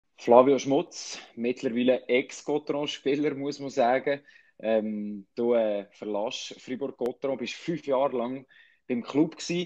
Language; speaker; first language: German; native; German